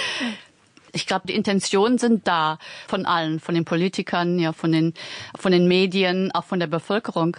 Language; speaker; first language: German; native; German